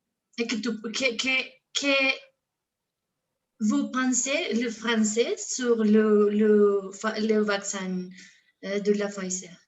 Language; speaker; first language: French; non-native, learner; Spanish